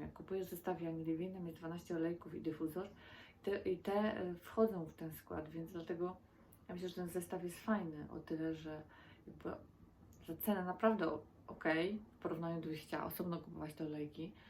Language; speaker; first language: Polish; native; Polish